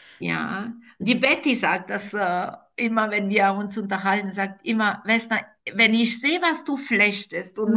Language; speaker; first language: German; non-native, fluent; Croatian